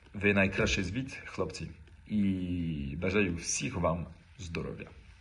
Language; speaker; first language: Ukrainian; non-native, learner; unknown